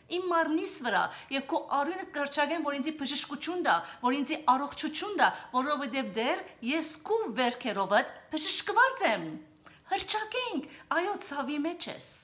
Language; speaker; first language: Armenian; early bilingual, heritage; Armenian